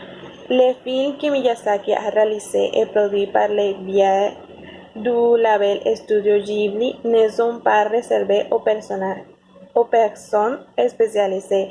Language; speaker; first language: French; non-native, learner; Spanish